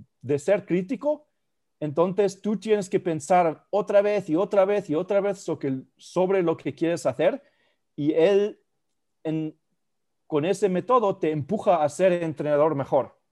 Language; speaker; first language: Spanish; non-native, fluent; German